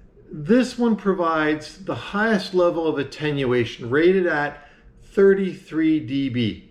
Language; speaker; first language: English; native; English